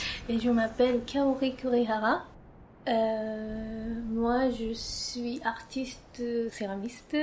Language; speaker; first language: French; non-native, fluent; Japanese